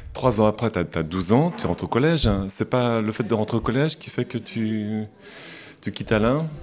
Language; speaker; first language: French; native; French